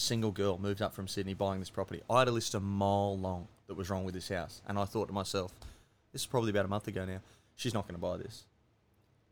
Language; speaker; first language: English; native; English